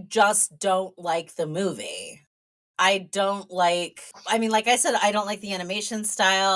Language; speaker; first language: English; native; English